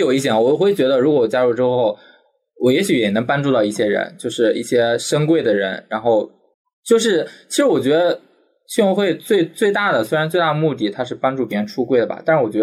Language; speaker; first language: Chinese; native; Chinese